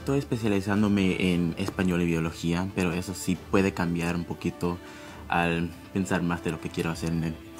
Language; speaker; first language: Spanish; non-native, fluent; English